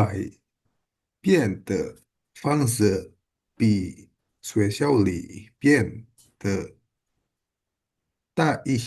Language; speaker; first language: Chinese; non-native, learner; Indonesian